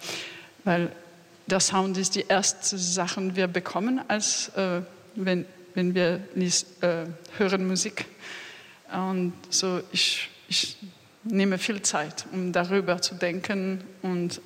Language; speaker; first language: German; non-native, learner; French